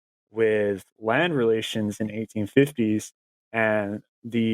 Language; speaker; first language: English; native; English